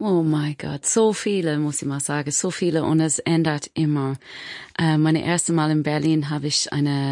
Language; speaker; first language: German; non-native, learner; English